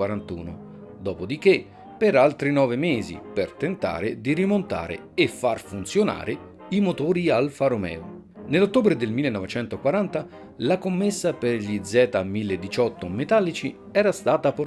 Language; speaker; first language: Italian; native; Italian